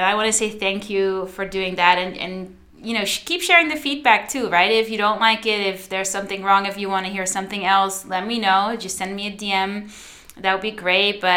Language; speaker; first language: English; non-native, fluent; Dutch